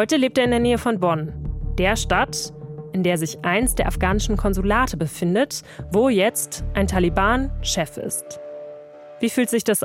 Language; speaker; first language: German; native; German